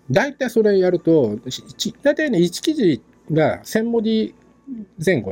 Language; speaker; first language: Japanese; native; Japanese